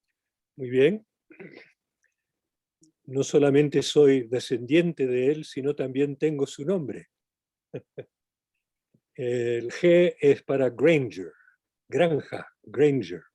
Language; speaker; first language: Spanish; non-native, fluent; English